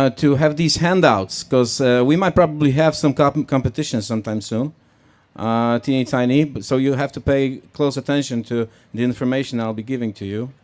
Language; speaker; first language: English; non-native, fluent; Polish